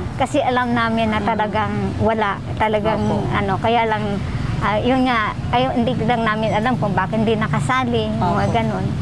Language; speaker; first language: Filipino; non-native, local second language; Aklanon